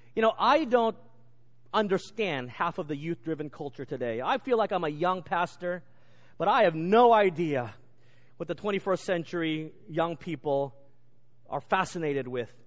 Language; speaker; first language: English; native; English